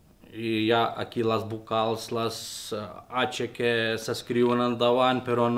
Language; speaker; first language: Catalan; non-native, learner; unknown